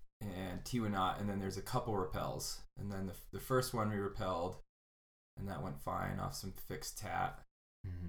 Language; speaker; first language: English; native; English